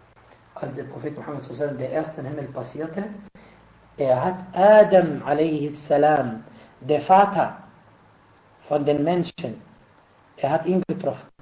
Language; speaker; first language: German; non-native, fluent; Arabic